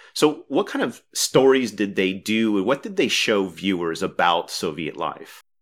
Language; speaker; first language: English; native; English